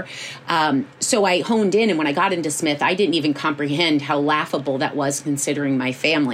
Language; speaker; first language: English; native; English